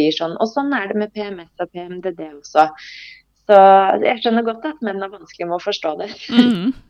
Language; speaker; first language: Norwegian; early bilingual, other home language; Polish